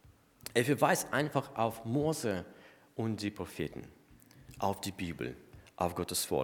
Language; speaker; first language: German; non-native, fluent; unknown